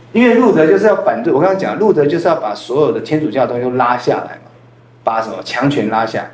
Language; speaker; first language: Chinese; non-native, local second language; Min Nan Chinese